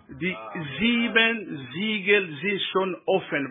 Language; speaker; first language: German; non-native, learner; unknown